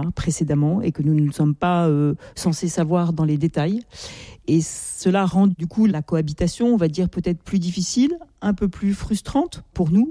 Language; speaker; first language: French; native; French